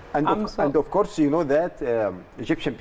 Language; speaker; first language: English; non-native, learner; Arabic